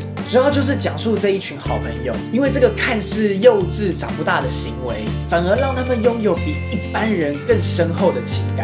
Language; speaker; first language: Chinese; native; Chinese